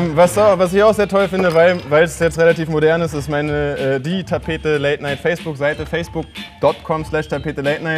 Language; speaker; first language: German; native; German